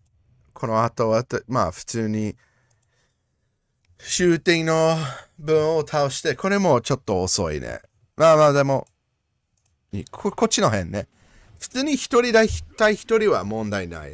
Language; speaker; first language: Japanese; non-native, learner; English